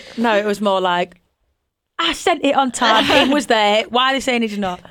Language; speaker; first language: English; native; English